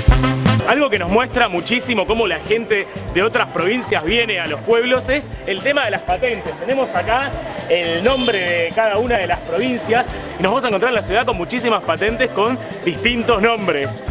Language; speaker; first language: Spanish; native; Spanish